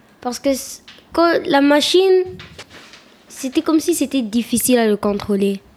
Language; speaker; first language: French; early bilingual, other home language; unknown